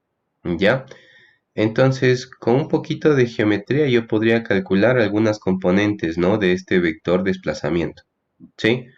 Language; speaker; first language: Spanish; native; Spanish